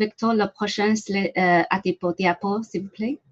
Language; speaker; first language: French; non-native, learner; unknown